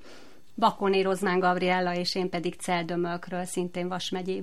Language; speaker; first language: Hungarian; native; Hungarian